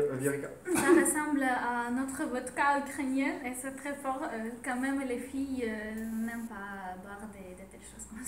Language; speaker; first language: French; non-native, fluent; Ukrainian